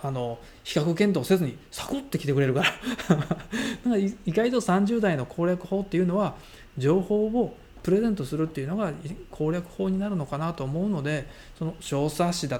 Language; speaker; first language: Japanese; native; Japanese